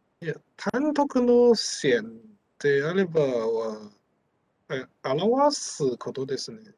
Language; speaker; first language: Japanese; non-native, fluent; Chinese